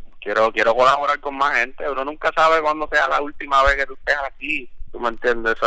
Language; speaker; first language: Spanish; early bilingual, heritage; Spanish